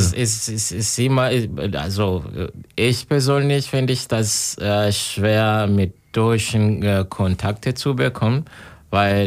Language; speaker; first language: German; non-native, learner; Kinyarwanda